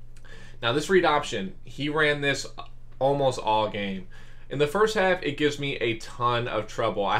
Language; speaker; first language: English; native; English